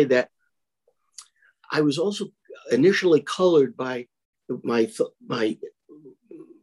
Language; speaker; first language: English; native; English